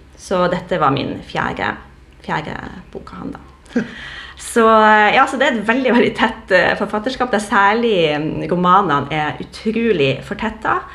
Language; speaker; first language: Norwegian; early bilingual, other home language; Polish